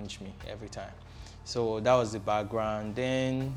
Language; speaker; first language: English; non-native, local second language; Yoruba